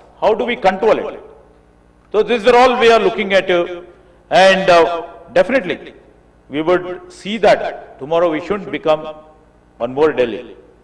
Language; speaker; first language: English; non-native, local second language; Telugu